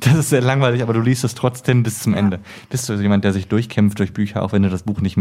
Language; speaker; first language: German; native; German